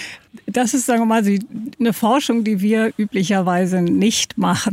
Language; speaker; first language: German; native; German